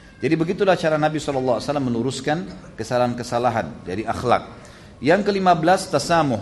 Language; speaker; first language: Indonesian; native; Indonesian